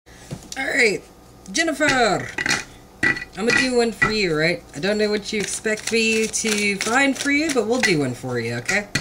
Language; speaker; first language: English; native; English